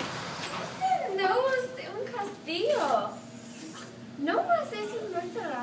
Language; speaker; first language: Spanish; non-native, learner; English